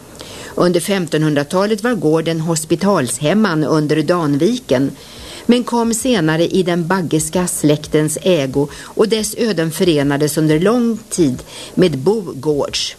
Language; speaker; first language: Swedish; native; Swedish